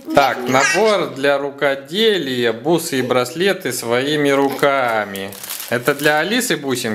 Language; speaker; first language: Russian; native; Russian